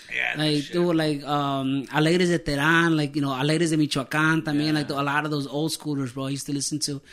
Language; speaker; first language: English; native; English